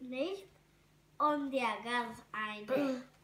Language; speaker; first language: German; non-native, learner; Hungarian